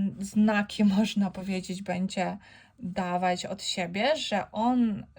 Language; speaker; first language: Polish; non-native, fluent; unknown